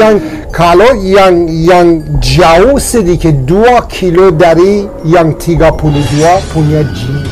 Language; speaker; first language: Indonesian; non-native, learner; Persian